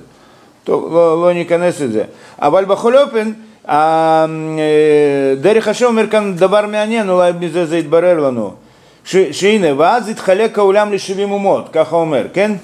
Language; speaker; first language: Hebrew; non-native, fluent; Russian